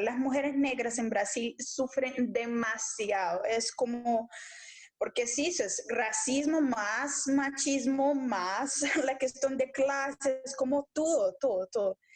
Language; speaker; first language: Spanish; non-native, local second language; Portuguese